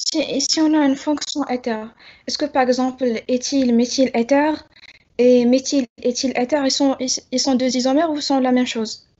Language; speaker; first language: French; non-native, local second language; Arabic